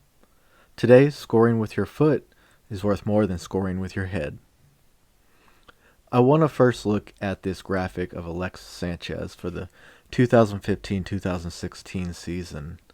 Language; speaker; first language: English; native; English